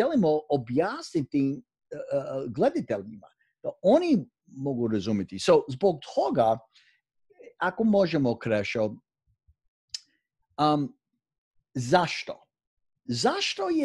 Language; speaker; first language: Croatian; non-native, fluent; English